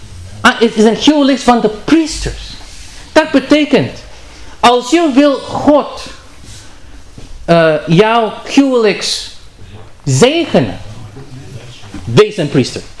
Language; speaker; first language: Dutch; non-native, learner; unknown